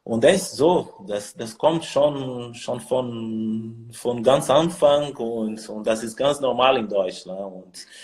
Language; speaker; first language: German; non-native, learner; Portuguese